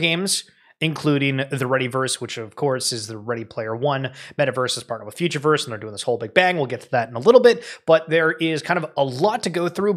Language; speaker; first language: English; native; English